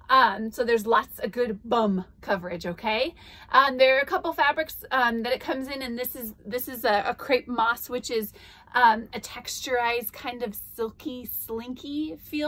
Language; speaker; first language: English; native; English